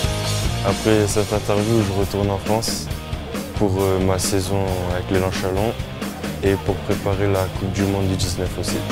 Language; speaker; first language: French; early bilingual, heritage; French